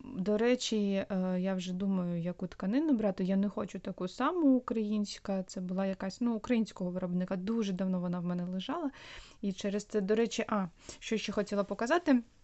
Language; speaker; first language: Ukrainian; non-native, local second language; Russian